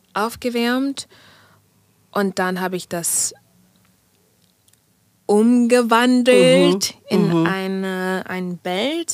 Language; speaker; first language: German; non-native, fluent; English